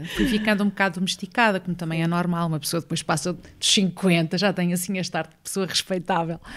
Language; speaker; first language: Portuguese; native; Portuguese